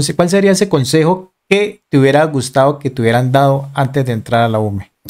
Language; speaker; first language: Spanish; native; Spanish